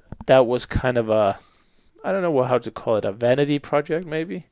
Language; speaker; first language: English; non-native, fluent; Danish